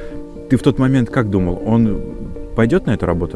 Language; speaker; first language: Russian; native; Russian